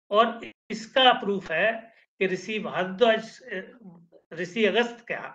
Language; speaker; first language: Hindi; native; Hindi